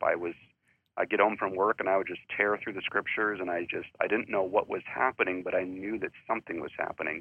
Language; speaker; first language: English; native; English